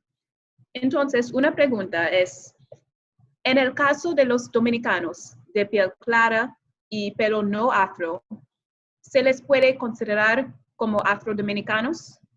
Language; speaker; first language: Spanish; non-native, fluent; English